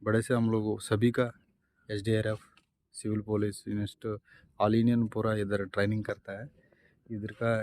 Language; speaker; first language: Hindi; non-native, local second language; Telugu